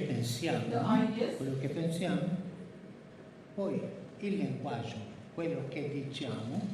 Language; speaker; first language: Italian; non-native, fluent; Spanish